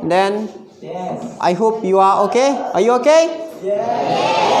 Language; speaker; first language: English; non-native, fluent; Indonesian